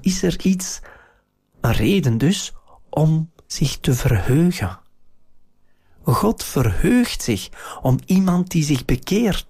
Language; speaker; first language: Dutch; native; Dutch